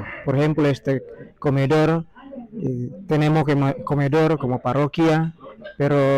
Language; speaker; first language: Spanish; non-native, learner; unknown